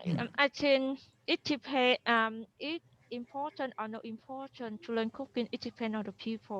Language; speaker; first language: English; non-native, learner; Vietnamese